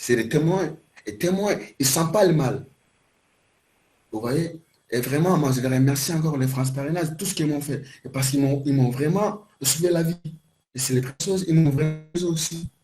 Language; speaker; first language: French; non-native, learner; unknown